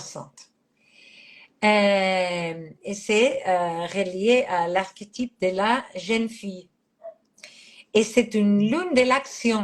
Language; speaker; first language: French; non-native, fluent; Catalan